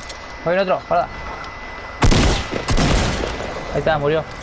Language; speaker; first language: Spanish; native; Spanish